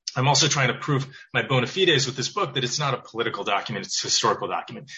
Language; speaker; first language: English; native; English